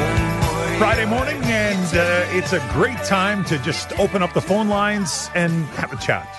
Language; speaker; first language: English; native; English